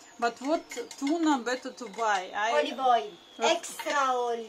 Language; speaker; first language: English; non-native, learner; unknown